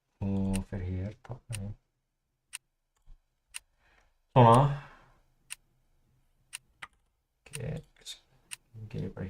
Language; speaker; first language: Icelandic; non-native, learner; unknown